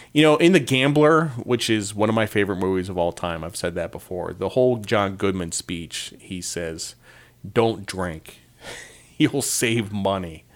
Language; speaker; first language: English; native; English